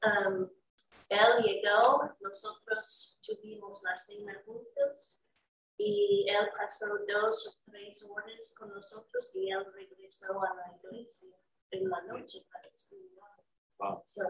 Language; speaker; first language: Spanish; non-native, learner; English